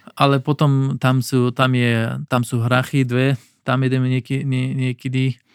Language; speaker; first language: Slovak; non-native, learner; Pashto